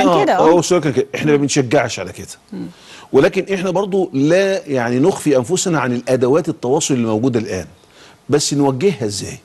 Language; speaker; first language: Arabic; native; Arabic